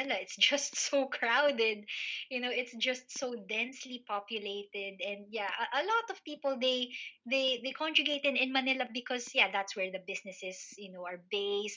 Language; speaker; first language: English; non-native, local second language; Filipino